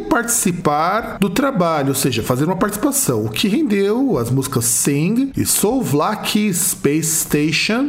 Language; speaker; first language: Portuguese; native; Portuguese